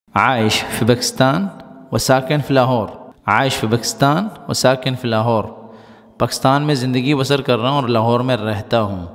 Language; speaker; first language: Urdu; non-native, local second language; Pashto